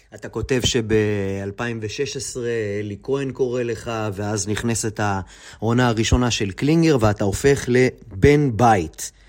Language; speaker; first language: Hebrew; native; Hebrew